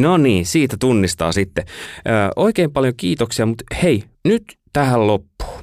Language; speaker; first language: Finnish; native; Finnish